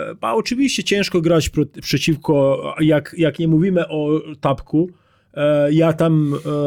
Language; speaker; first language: Polish; non-native, learner; Croatian